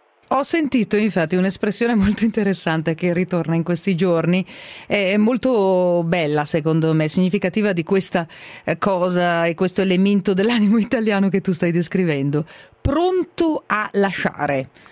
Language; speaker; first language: Italian; native; Italian